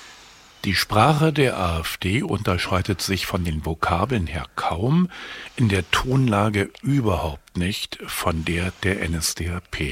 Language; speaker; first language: German; native; German